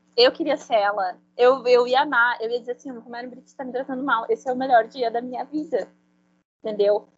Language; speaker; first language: Portuguese; non-native, fluent; Spanish